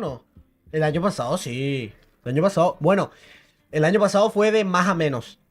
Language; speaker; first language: Spanish; native; Spanish